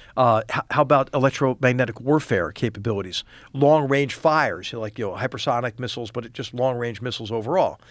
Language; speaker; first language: English; native; English